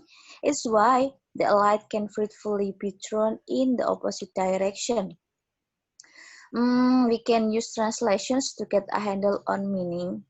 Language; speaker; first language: English; non-native, fluent; Indonesian